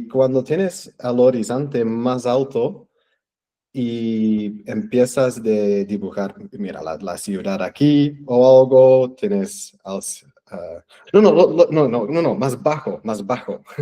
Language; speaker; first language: Spanish; non-native, fluent; English